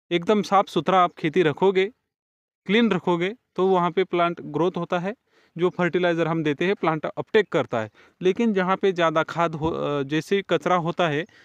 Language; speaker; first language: Hindi; non-native, local second language; Marathi